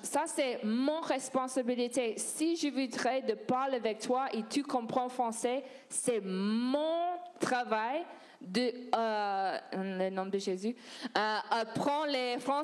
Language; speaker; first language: French; non-native, learner; English